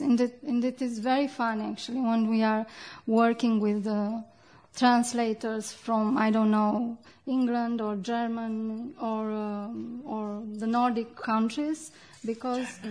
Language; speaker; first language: English; non-native, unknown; Romanian